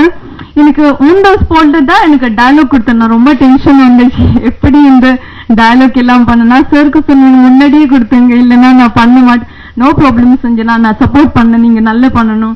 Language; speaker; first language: Tamil; non-native, learner; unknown